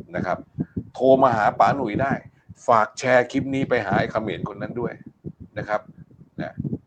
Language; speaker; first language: Thai; native; Thai